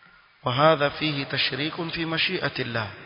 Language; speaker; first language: Arabic; non-native, fluent; Swahili